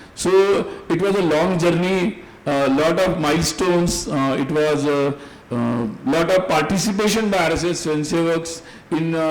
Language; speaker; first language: English; non-native, local second language; Hindi